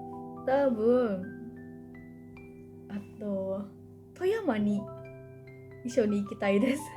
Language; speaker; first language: Japanese; non-native, learner; Indonesian